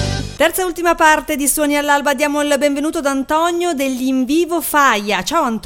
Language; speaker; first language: Italian; native; Italian